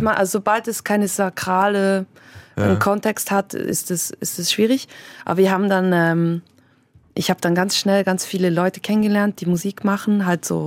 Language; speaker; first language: German; native; German